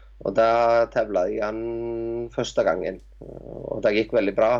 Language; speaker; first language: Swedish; non-native, learner; Icelandic